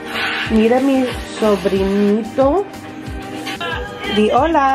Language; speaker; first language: Spanish; early bilingual, heritage; Spanish